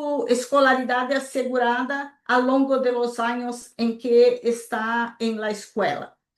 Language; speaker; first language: Spanish; non-native, local second language; Portuguese